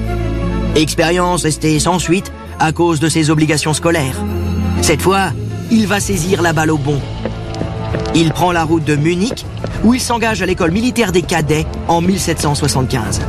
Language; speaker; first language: French; native; French